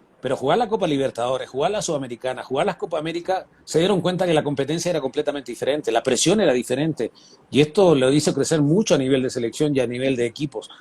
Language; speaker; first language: Spanish; native; Spanish